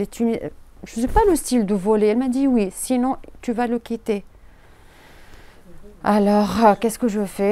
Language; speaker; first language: French; non-native, learner; Arabic